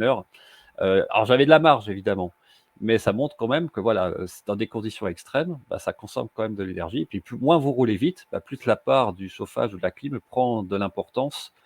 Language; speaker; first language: French; native; French